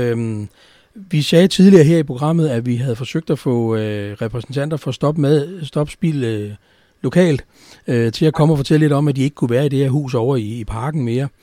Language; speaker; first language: Danish; native; Danish